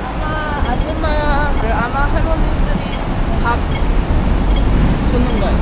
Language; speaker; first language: Korean; non-native, fluent; Cantonese